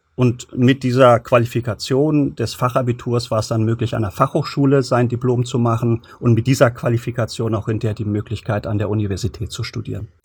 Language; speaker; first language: German; early bilingual, other home language; Turkish